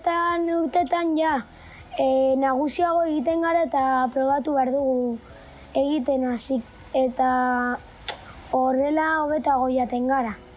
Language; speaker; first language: Basque; non-native, local second language; Spanish